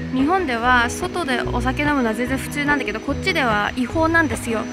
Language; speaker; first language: Japanese; early bilingual, heritage; Japanese